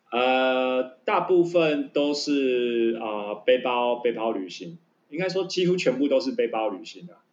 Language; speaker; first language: Chinese; native; Chinese